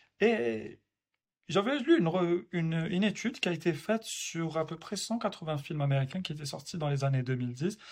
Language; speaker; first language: French; non-native, local second language; Arabic